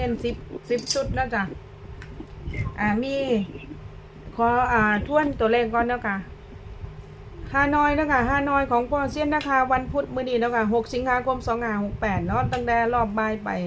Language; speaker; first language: Thai; non-native, local second language; Lao